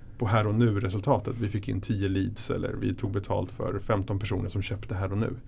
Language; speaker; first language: Swedish; early bilingual, other home language; Spanish